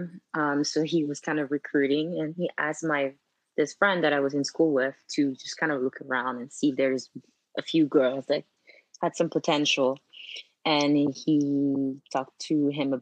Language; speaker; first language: English; non-native, fluent; French